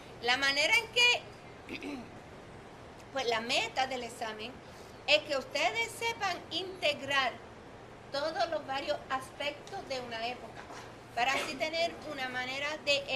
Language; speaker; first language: Spanish; non-native, fluent; Italian